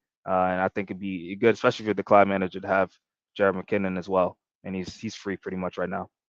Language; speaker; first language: English; native; English